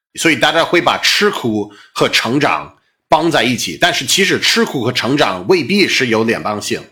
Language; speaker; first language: Chinese; non-native, fluent; English